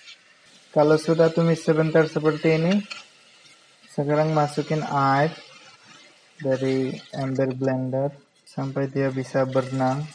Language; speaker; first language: Indonesian; non-native, fluent; Bangla